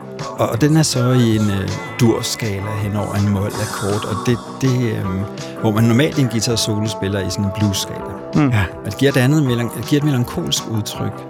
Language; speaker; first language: Danish; native; Danish